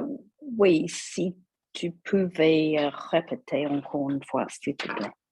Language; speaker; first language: French; non-native, fluent; English